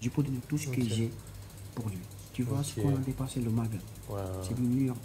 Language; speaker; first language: French; non-native, local second language; Wolof